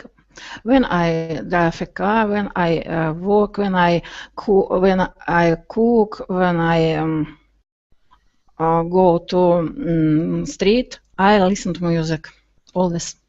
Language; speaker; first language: English; non-native, learner; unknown